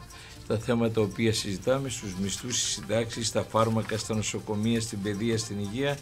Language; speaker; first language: Greek; native; Greek